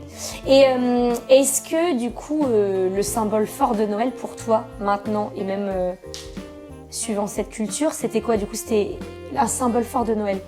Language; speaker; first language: French; native; French